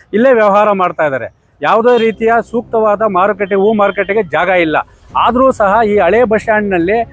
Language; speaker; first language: Kannada; native; Kannada